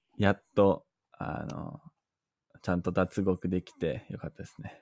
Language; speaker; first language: Japanese; non-native, learner; English